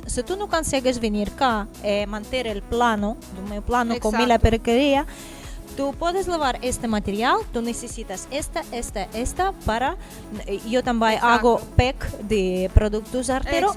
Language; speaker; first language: Spanish; non-native, learner; Portuguese